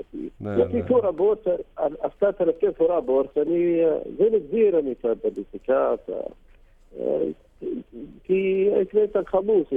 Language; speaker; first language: Greek; non-native, learner; Arabic